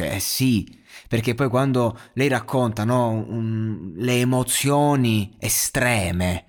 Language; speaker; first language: Italian; native; Italian